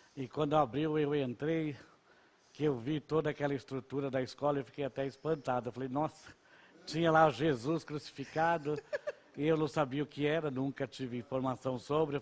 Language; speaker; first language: Portuguese; non-native, local second language; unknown